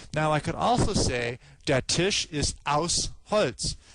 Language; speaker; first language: German; non-native, fluent; English